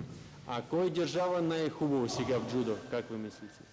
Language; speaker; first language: Bulgarian; non-native, learner; Russian